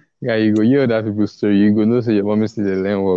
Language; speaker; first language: English; non-native, local second language; Yoruba